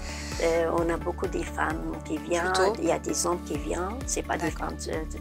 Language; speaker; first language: French; non-native, learner; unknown